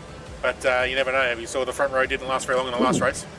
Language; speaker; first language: English; native; English